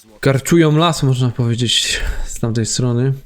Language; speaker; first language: Polish; native; Polish